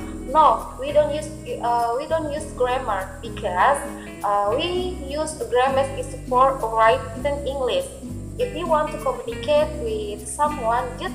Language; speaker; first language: English; non-native, learner; Indonesian